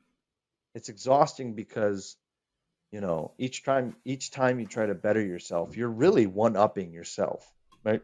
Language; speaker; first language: English; native; English